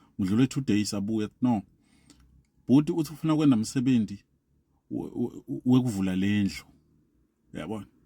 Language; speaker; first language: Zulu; non-native, local second language; Swati